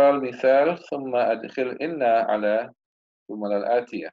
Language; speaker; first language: Arabic; non-native, fluent; English